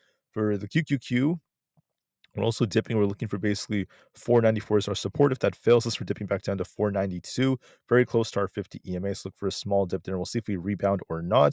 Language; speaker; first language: English; native; English